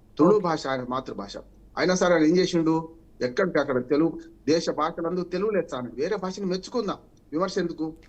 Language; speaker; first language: Telugu; native; Telugu